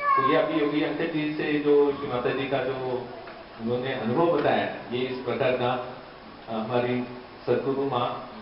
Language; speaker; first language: Hindi; non-native, local second language; Marathi